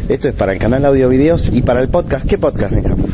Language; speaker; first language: Spanish; native; Spanish